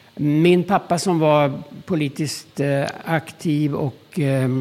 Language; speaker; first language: Swedish; early bilingual, other home language; German